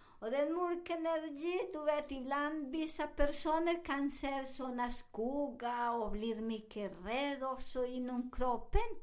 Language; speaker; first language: Swedish; non-native, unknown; Spanish